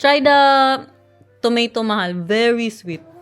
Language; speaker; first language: English; non-native, local second language; Filipino